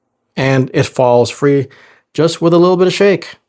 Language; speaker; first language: English; native; English